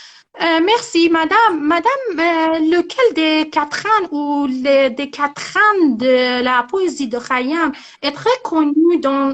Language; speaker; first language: French; non-native, learner; Persian